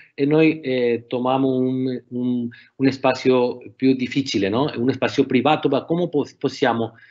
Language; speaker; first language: Italian; non-native, learner; Spanish